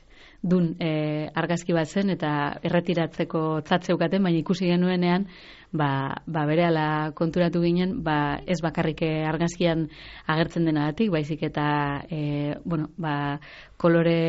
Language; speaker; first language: Basque; native; Basque